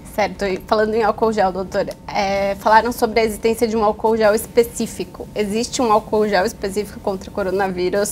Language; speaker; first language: Portuguese; native; Portuguese